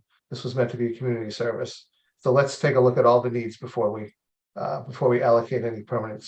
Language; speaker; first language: English; native; English